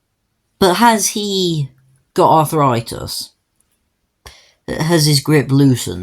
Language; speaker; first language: English; native; English